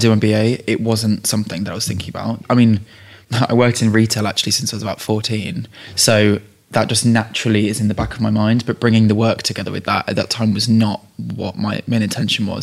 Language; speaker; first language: English; native; English